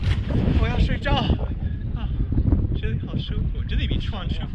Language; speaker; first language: Chinese; non-native, fluent; English